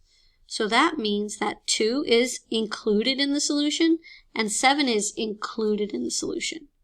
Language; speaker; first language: English; native; English